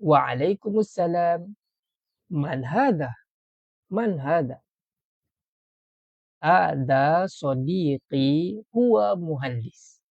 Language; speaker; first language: Arabic; non-native, fluent; Malay